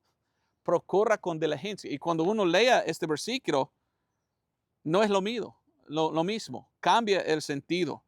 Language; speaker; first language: Spanish; non-native, fluent; English